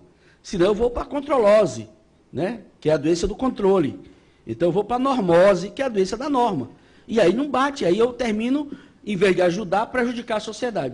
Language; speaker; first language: Portuguese; native; Portuguese